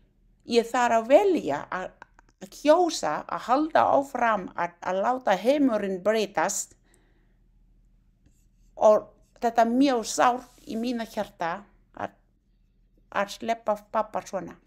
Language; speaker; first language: Icelandic; non-native, learner; Thai